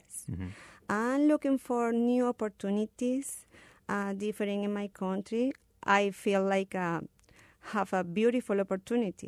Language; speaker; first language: English; non-native, learner; Spanish